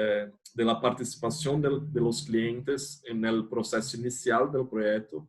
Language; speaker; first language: Spanish; non-native, fluent; Portuguese